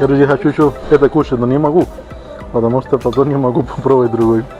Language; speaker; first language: Russian; non-native, learner; Spanish